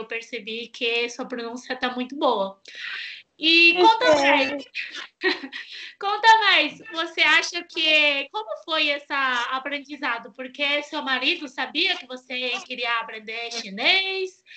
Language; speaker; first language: Portuguese; non-native, fluent; Chinese